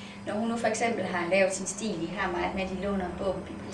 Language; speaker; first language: Danish; native; Danish